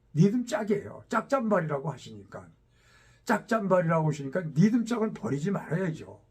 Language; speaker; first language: Korean; native; Korean